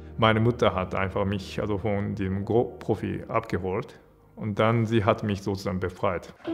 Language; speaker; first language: German; non-native, fluent; Japanese